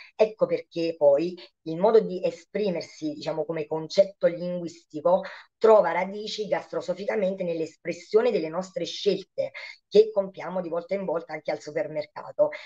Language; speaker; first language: Italian; native; Italian